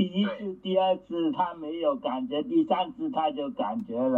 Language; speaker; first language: Chinese; native; Chinese